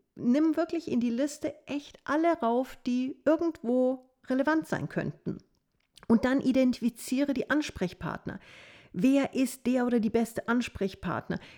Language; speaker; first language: German; native; German